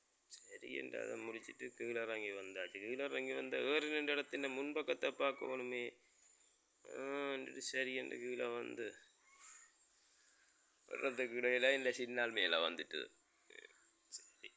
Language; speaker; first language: Tamil; native; Tamil